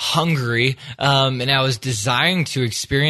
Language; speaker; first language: English; native; English